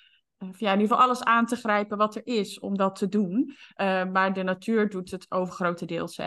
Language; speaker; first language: Dutch; native; Dutch